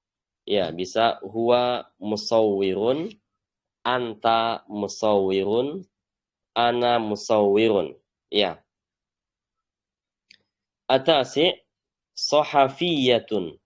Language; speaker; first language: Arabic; non-native, fluent; Indonesian